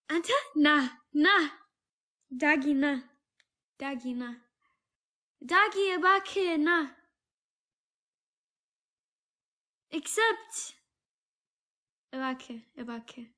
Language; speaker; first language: Amharic; non-native, learner; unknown